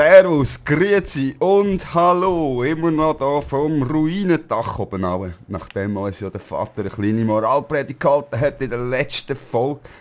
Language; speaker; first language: German; native; German